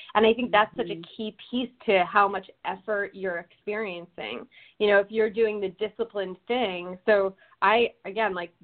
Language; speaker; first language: English; native; English